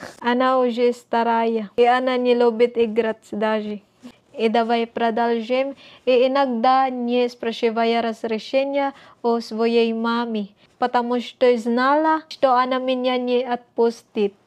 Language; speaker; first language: Russian; non-native, learner; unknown